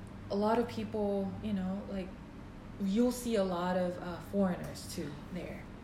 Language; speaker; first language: English; non-native, fluent; Korean